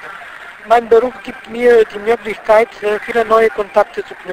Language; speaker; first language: German; non-native, fluent; Bulgarian